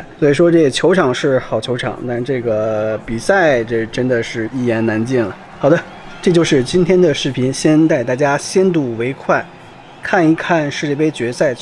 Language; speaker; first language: Chinese; native; Chinese